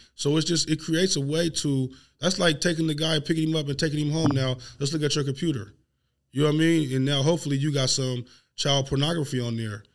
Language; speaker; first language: English; native; English